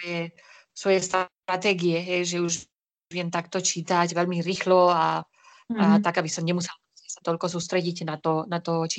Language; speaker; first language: Slovak; non-native, fluent; Spanish